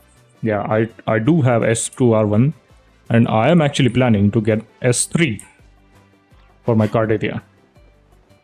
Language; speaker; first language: English; non-native, local second language; Hindi